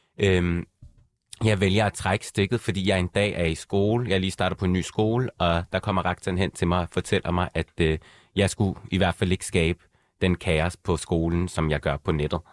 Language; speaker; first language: Danish; early bilingual, other home language; Arabic